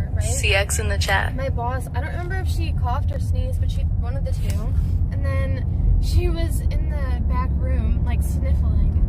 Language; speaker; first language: English; native; English